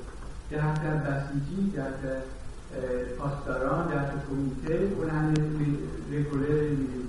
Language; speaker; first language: German; non-native, learner; Persian